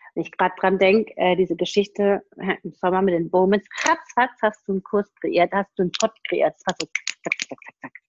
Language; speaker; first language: German; native; German